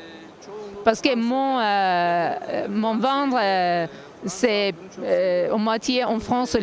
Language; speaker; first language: French; non-native, learner; Turkish